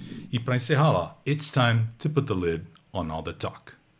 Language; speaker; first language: English; non-native, fluent; Portuguese